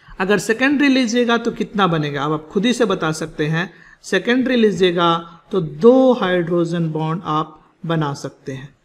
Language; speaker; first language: Hindi; native; Hindi